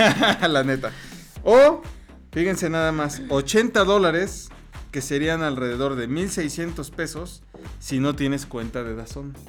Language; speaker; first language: Spanish; native; Spanish